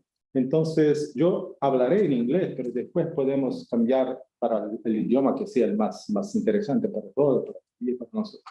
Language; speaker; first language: Spanish; non-native, fluent; Portuguese